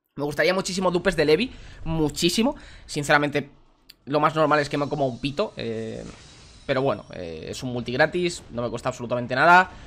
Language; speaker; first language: Spanish; native; Spanish